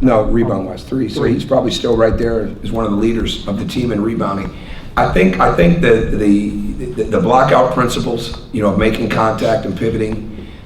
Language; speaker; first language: English; native; English